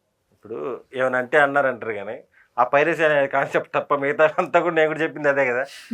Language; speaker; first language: Telugu; native; Telugu